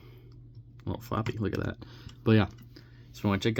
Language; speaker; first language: English; native; English